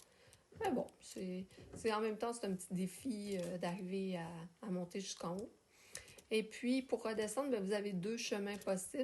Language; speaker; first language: French; native; French